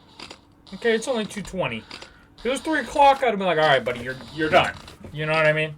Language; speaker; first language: English; native; English